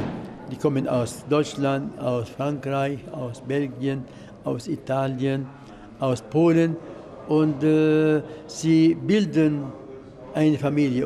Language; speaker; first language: German; non-native, fluent; Arabic